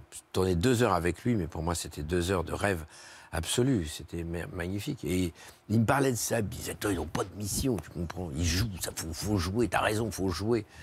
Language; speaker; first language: French; native; French